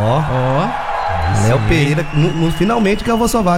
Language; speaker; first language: Portuguese; native; Portuguese